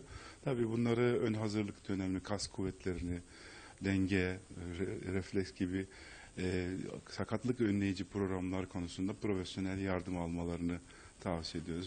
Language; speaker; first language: Turkish; native; Turkish